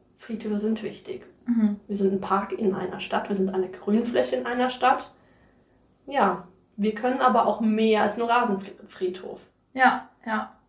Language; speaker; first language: German; native; German